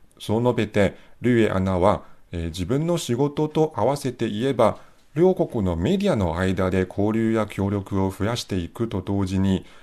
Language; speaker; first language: Japanese; non-native, fluent; Chinese